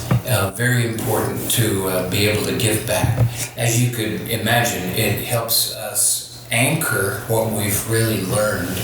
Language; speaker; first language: English; native; English